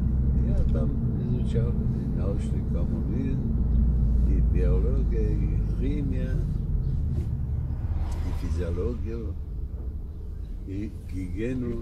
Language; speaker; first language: Russian; non-native, local second language; Armenian